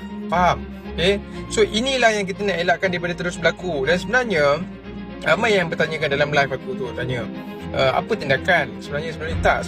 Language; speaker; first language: Malay; native; Malay